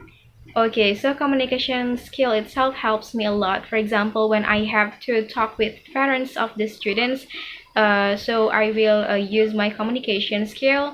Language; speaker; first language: English; non-native, fluent; Indonesian